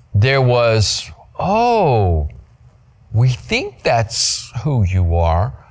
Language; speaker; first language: English; native; English